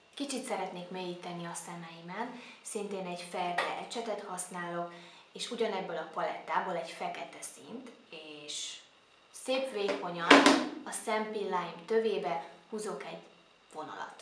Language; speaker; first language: Hungarian; native; Hungarian